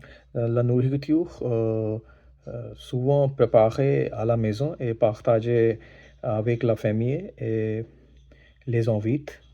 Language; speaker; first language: French; non-native, learner; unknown